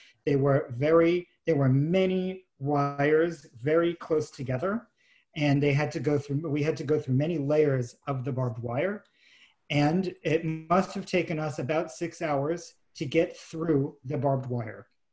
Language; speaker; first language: English; native; English